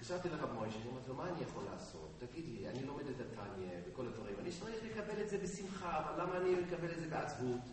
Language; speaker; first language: Hebrew; non-native, learner; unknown